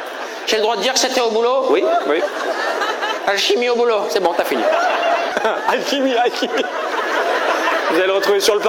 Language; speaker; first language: French; native; French